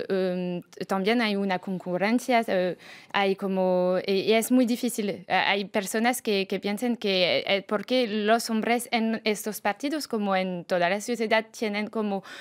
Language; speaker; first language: Spanish; non-native, fluent; French